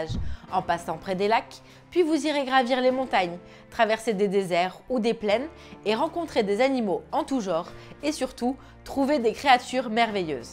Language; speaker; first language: French; native; French